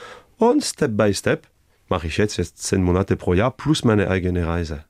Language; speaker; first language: German; non-native, fluent; French